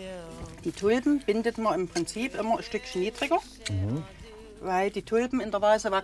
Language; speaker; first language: German; native; German